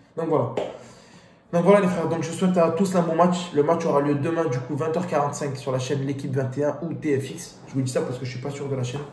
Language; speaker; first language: French; native; French